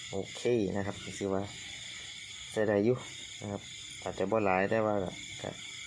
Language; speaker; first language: Thai; native; Thai